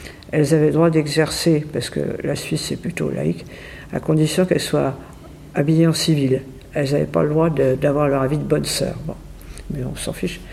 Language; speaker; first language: French; native; French